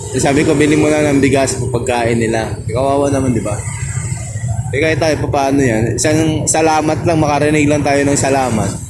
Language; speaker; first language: Filipino; non-native, local second language; Waray